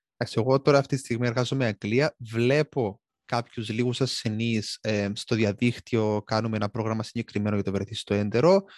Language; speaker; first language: Greek; native; Greek